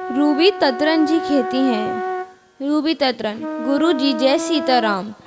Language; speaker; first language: Hindi; native; Hindi